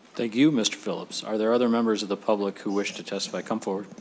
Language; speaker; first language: English; native; English